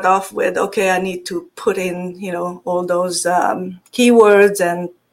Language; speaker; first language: English; non-native, fluent; Hungarian